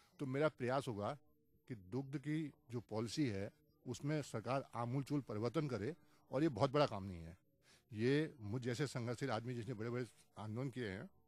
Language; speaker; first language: Hindi; native; Hindi